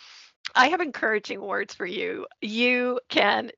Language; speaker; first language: English; native; English